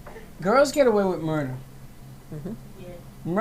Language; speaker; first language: English; native; English